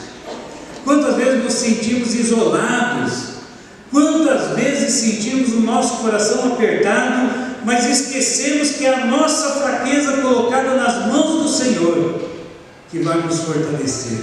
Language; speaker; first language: Portuguese; native; Portuguese